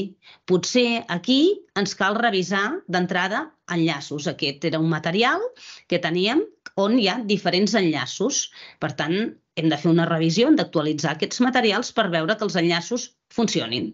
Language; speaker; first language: Catalan; native; Catalan